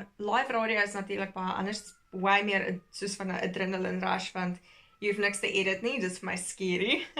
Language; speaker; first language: Afrikaans; early bilingual, heritage; Afrikaans